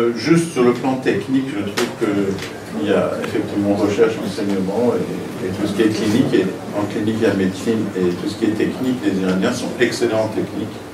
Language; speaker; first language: French; non-native, fluent; Persian